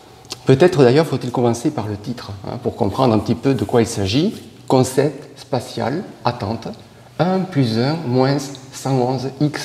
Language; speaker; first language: French; native; French